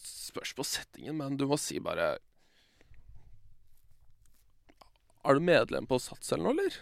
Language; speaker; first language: Norwegian; native; Norwegian